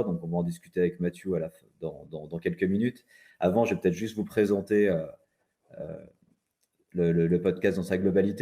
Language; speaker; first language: French; native; French